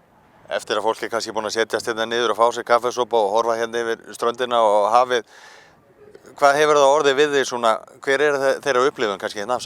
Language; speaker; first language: Icelandic; native; Icelandic